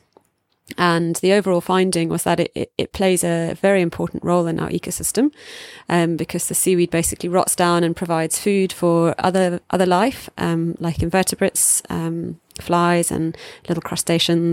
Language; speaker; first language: English; native; English